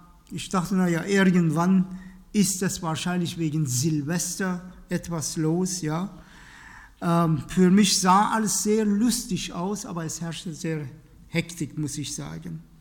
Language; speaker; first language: German; non-native, fluent; Persian